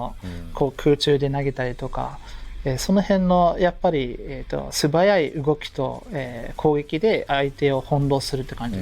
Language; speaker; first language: Japanese; non-native, fluent; English